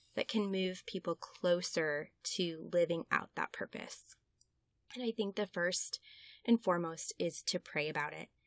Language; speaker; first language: English; native; English